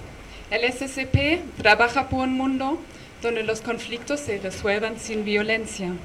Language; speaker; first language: Spanish; non-native, fluent; German